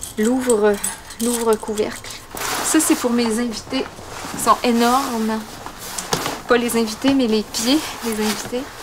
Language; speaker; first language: French; native; French